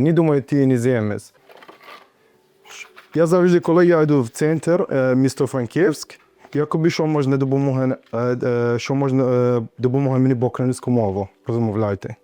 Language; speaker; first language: Ukrainian; non-native, learner; Arabic